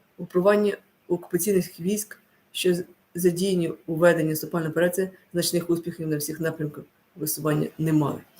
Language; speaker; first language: Ukrainian; non-native, local second language; Russian